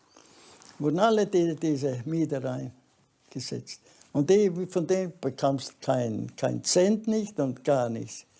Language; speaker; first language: German; early bilingual, heritage; German